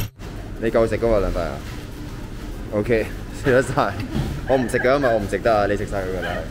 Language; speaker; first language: Cantonese; native; Cantonese